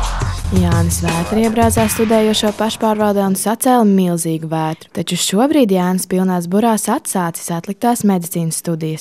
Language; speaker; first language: Latvian; native; Latvian